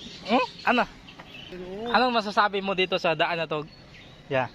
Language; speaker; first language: Filipino; native; Filipino